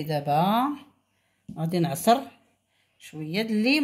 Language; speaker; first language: Arabic; native; Arabic